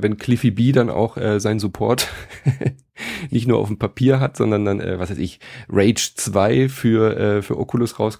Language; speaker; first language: German; native; German